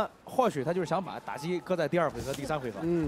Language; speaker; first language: Chinese; native; Chinese